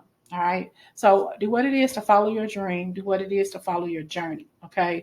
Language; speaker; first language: English; native; English